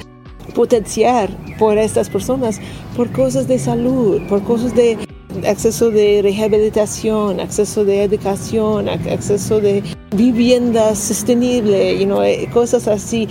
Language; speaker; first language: Spanish; non-native, learner; English